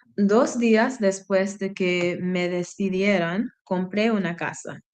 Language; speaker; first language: Spanish; non-native, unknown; English